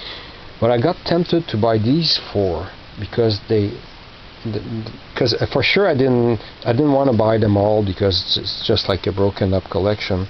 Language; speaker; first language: English; non-native, local second language; French